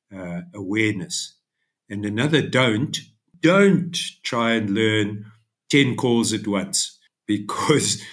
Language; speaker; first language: English; native; English